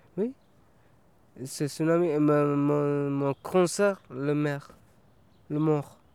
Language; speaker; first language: French; non-native, learner; Tamil